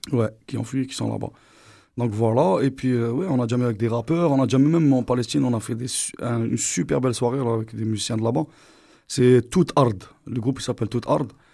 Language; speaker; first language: French; non-native, local second language; Arabic